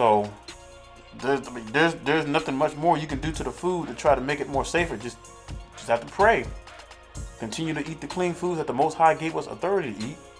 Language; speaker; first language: English; native; English